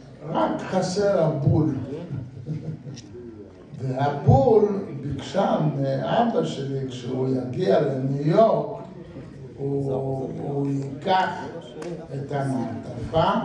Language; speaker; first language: Hebrew; non-native, fluent; Yiddish